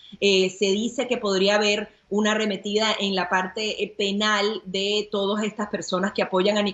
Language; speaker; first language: Spanish; native; Spanish